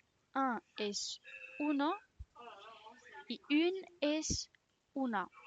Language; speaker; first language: Spanish; non-native, fluent; French